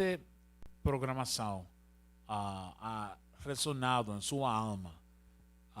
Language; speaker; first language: Portuguese; non-native, learner; Spanish